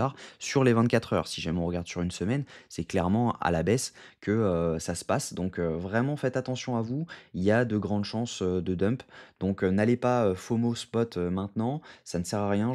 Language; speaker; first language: French; native; French